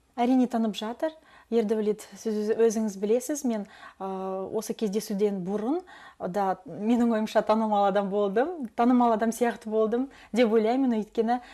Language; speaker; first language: Kazakh; non-native, local second language; Russian